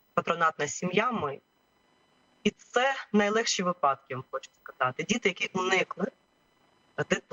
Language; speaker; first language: Ukrainian; native; Ukrainian